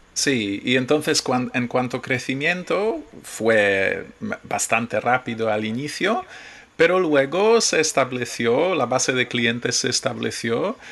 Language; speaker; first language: Spanish; non-native, fluent; Polish